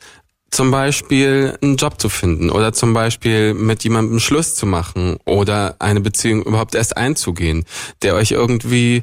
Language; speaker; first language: German; native; German